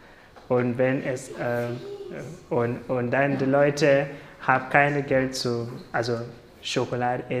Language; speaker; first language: German; non-native, learner; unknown